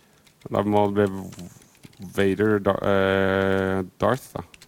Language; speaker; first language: Norwegian; native; Norwegian